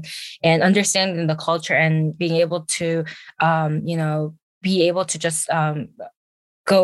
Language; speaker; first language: English; early bilingual, other home language; Korean